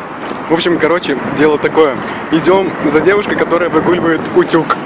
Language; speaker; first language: Russian; native; Russian